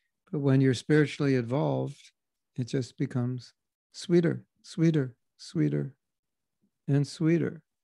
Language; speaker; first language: English; native; English